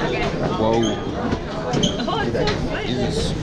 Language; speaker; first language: Portuguese; non-native, fluent; Russian